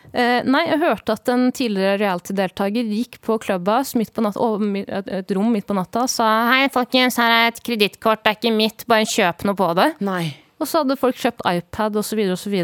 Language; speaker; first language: Norwegian; early bilingual, other home language; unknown